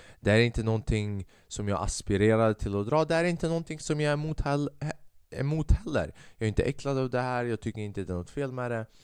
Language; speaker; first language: Swedish; early bilingual, other home language; Albanian